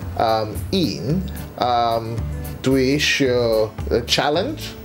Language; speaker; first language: Welsh; non-native, learner; English